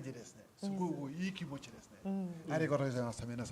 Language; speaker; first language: Japanese; non-native, learner; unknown